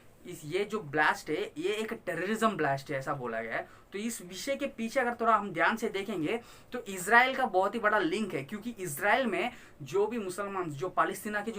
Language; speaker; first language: Hindi; non-native, local second language; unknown